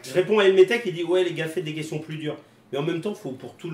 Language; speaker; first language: French; native; French